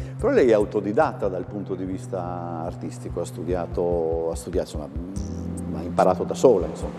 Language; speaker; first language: Italian; native; Italian